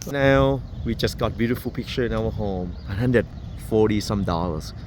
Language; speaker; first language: English; non-native, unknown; Thai